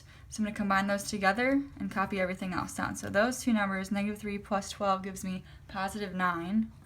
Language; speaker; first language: English; native; English